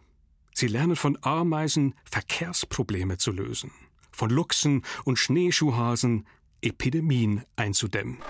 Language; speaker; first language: German; native; German